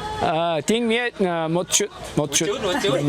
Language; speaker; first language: Vietnamese; non-native, learner; Turkish